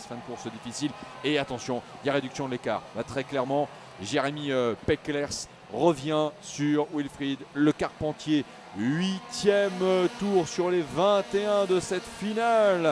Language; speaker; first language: French; native; French